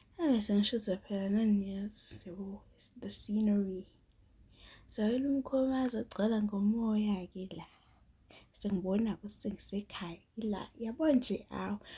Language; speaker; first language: Zulu; native; Zulu